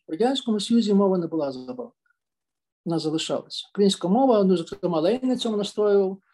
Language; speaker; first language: Ukrainian; native; Ukrainian